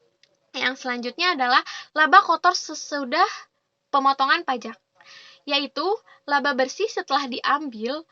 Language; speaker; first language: Indonesian; native; Indonesian